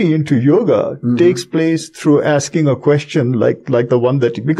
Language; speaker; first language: English; non-native, local second language; Bangla